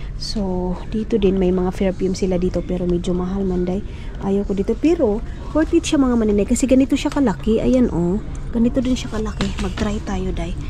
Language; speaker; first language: Filipino; non-native, local second language; Cebuano